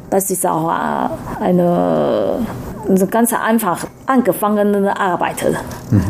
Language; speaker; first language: German; non-native, learner; Chinese